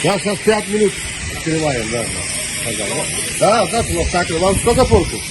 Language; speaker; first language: Russian; non-native, learner; Tajik